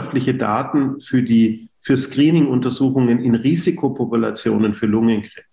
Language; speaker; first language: German; native; German